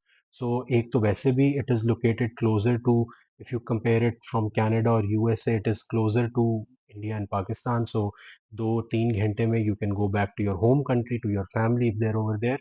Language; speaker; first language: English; non-native, local second language; Urdu